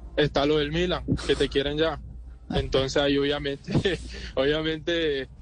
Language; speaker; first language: Spanish; native; Spanish